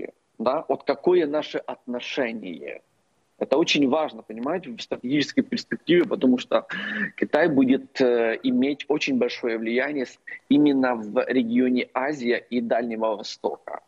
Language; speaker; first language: Russian; non-native, local second language; Ukrainian